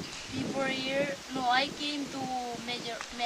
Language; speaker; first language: English; non-native, learner; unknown